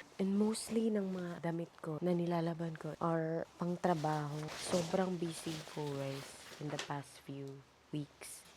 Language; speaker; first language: Filipino; non-native, local second language; Cebuano